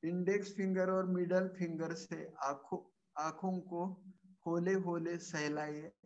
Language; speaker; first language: Hindi; non-native, local second language; Marathi